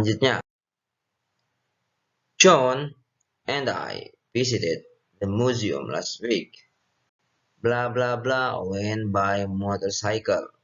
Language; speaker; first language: English; non-native, fluent; Indonesian